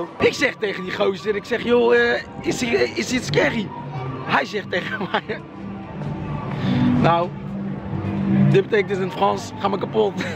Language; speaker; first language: Dutch; native; Dutch